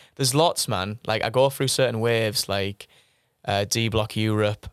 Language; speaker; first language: English; native; English